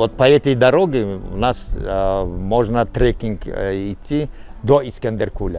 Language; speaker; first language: Russian; non-native, local second language; Tajik